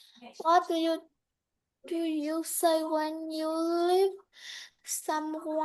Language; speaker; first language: English; non-native, learner; Vietnamese